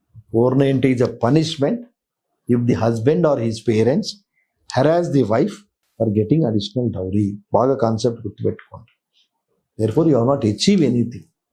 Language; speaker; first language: English; non-native, local second language; Telugu